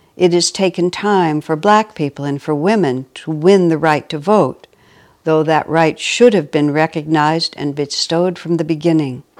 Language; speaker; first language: English; native; English